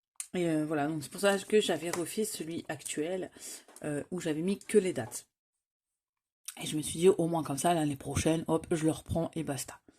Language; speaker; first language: French; native; French